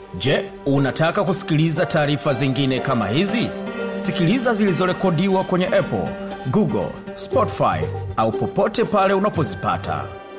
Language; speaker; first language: Swahili; non-native, fluent; Somali